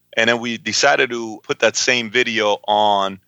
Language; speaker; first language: English; early bilingual, other home language; Persian